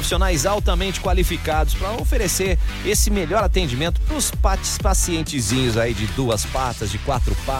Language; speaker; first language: Portuguese; native; Portuguese